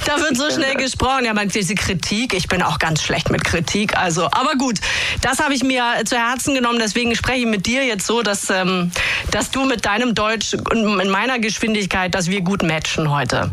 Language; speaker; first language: German; native; German